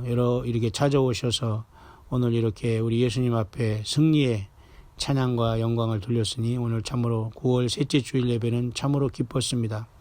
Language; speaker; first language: Korean; native; Korean